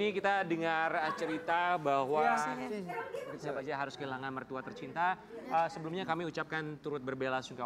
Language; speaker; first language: Indonesian; native; Indonesian